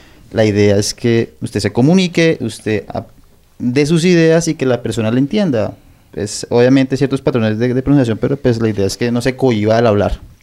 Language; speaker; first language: Spanish; native; Spanish